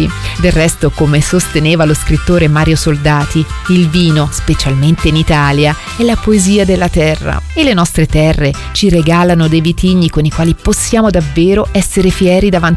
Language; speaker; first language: Italian; native; Italian